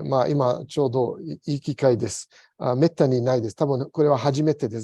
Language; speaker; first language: Japanese; non-native, fluent; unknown